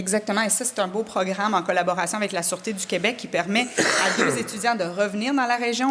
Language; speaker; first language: French; native; French